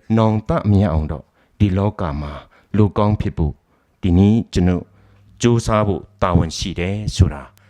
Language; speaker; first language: Burmese; non-native, local second language; Tedim Chin